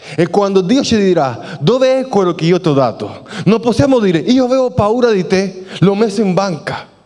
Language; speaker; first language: Italian; non-native, fluent; Spanish